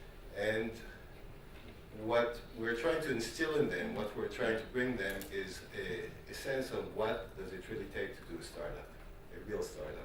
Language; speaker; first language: English; non-native, fluent; Hebrew